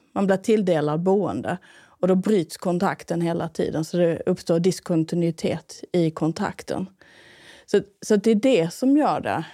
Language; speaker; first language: Swedish; native; Swedish